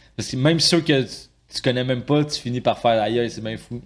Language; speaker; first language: French; native; French